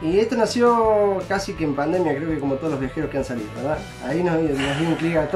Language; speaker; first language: Spanish; native; Spanish